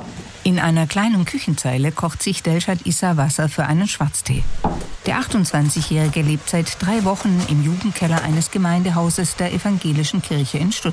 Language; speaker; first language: German; native; German